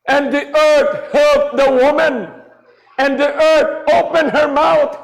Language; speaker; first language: English; non-native, local second language; Filipino